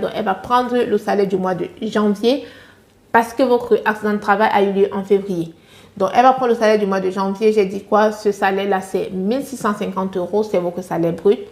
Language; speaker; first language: French; native; French